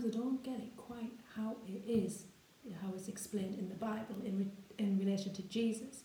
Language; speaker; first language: English; native; English